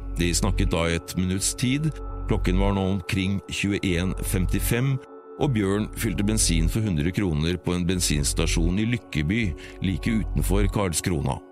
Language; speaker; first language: Norwegian; native; Norwegian